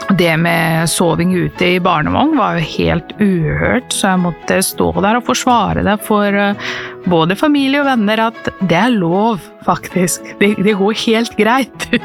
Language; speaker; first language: Norwegian; non-native, fluent; Serbian